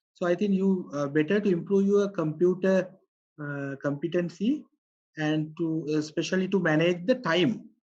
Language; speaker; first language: English; non-native, local second language; Sinhala